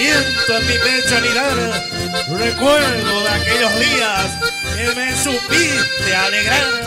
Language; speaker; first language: Spanish; native; Spanish